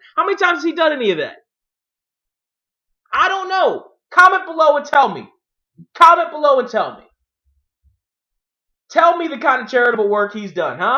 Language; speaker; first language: English; native; English